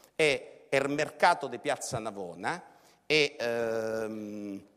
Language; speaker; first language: Italian; native; Italian